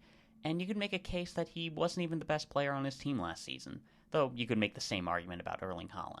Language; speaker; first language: English; native; English